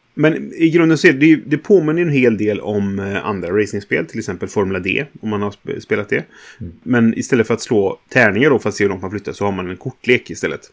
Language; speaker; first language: Swedish; native; Swedish